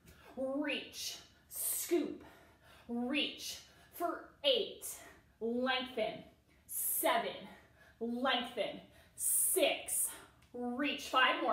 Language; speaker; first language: English; native; English